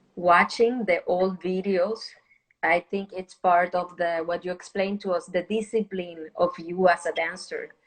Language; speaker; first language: English; non-native, fluent; Spanish